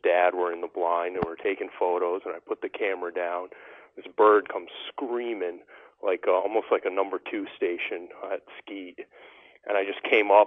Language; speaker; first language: English; native; English